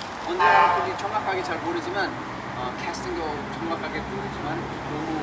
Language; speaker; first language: Korean; early bilingual, heritage; English